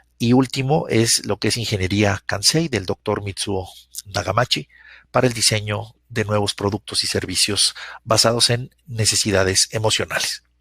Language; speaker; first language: Spanish; native; Spanish